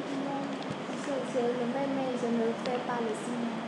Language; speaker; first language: French; non-native, learner; Khmer